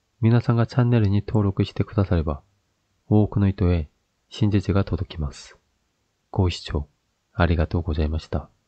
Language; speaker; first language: Japanese; non-native, fluent; Korean